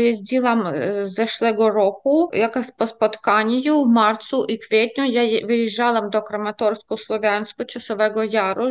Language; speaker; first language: Polish; non-native, fluent; Ukrainian